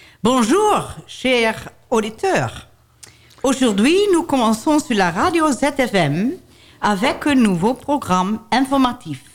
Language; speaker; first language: French; non-native, learner; Dutch